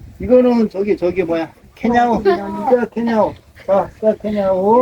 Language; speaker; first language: Korean; native; Korean